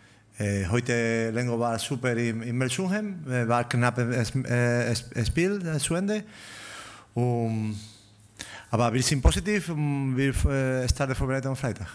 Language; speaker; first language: German; non-native, learner; Spanish